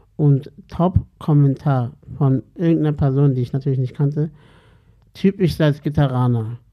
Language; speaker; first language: German; early bilingual, other home language; Turkish